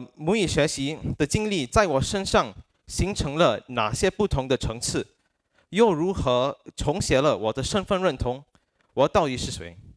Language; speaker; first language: Chinese; non-native, local second language; English